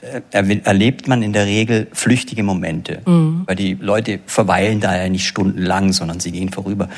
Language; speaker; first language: German; native; German